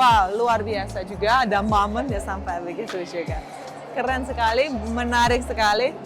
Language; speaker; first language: Indonesian; non-native, fluent; Russian